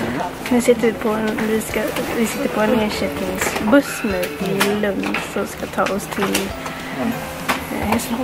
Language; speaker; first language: Swedish; native; Swedish